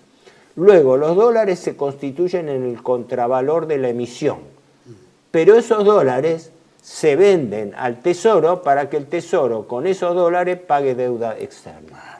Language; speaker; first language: Spanish; native; Spanish